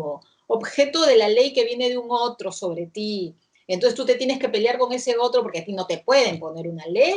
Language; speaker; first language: Spanish; native; Spanish